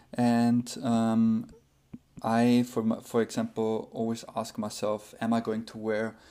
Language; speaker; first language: English; non-native, fluent; German